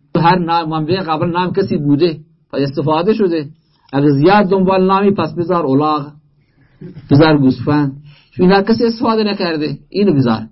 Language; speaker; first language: Persian; native; Persian